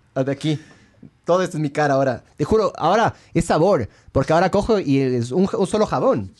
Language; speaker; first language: Spanish; native; Spanish